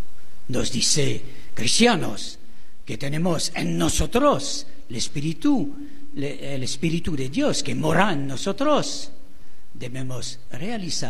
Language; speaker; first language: Spanish; non-native, fluent; French